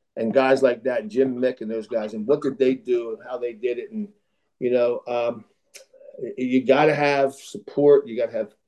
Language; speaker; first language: English; native; English